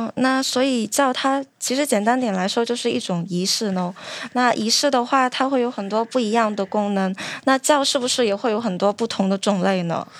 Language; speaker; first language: Chinese; non-native, local second language; Cantonese